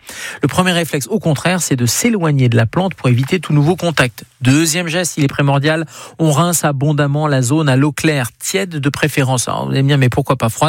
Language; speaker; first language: French; native; French